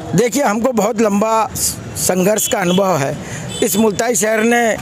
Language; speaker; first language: Hindi; native; Hindi